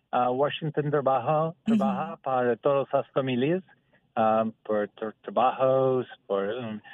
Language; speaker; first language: Spanish; non-native, learner; English